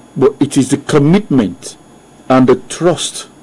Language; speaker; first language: English; non-native, local second language; Yoruba